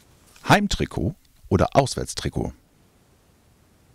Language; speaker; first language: German; native; German